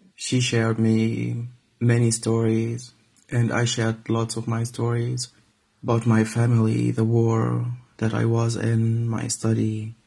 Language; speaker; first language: English; non-native, fluent; Arabic